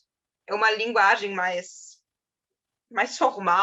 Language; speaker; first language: Portuguese; non-native, fluent; German